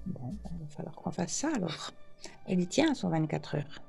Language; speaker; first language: French; native; French